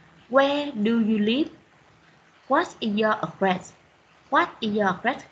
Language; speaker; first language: English; non-native, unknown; Vietnamese